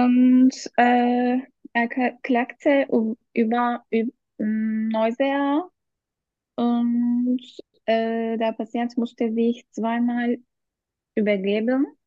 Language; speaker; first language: German; non-native, learner; Turkish